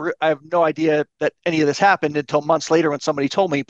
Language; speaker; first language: English; native; English